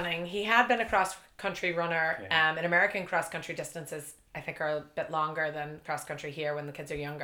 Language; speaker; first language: English; native; English